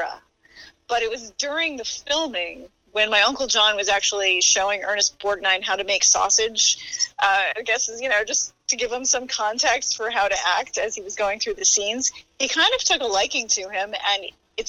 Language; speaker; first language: English; native; English